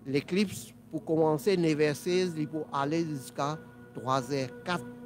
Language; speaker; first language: French; non-native, learner; Telugu